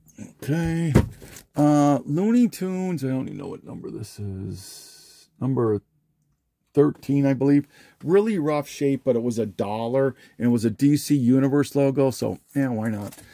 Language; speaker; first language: English; native; English